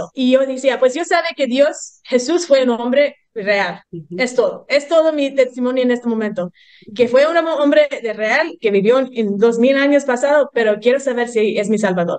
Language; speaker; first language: Spanish; early bilingual, heritage; English